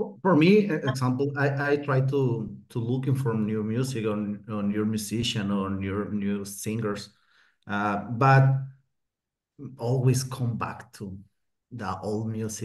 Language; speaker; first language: English; non-native, learner; Spanish